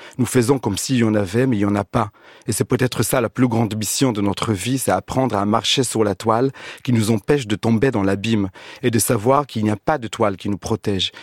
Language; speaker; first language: French; non-native, fluent; Hebrew